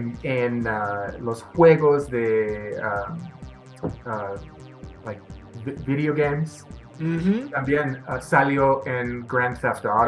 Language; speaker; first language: Spanish; non-native, fluent; English